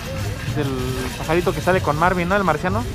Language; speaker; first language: Spanish; native; Spanish